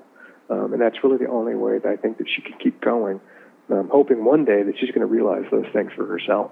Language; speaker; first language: English; native; English